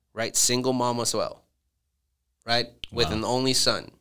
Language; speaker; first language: English; early bilingual, other home language; Spanish